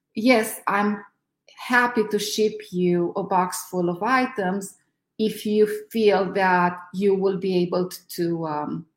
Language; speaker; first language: English; non-native, fluent; Romanian